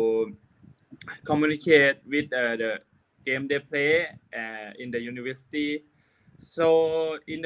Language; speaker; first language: English; non-native, learner; Thai